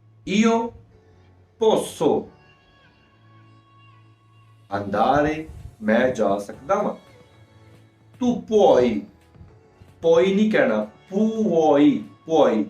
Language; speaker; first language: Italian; non-native, fluent; Punjabi